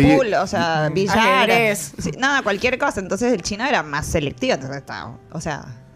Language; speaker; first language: Spanish; native; Spanish